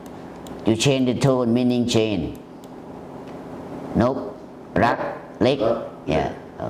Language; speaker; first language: English; non-native, learner; Thai